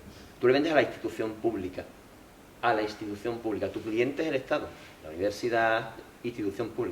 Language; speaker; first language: Spanish; native; Spanish